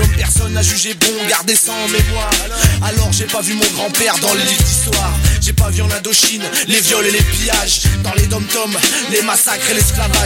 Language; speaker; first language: French; early bilingual, other home language; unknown